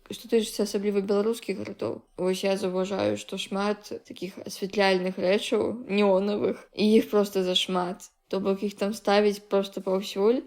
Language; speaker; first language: Belarusian; non-native, local second language; Russian